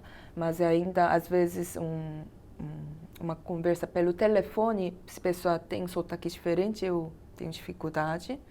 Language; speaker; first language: Portuguese; non-native, fluent; Korean